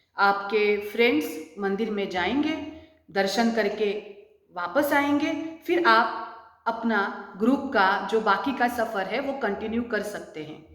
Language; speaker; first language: Hindi; non-native, local second language; Marathi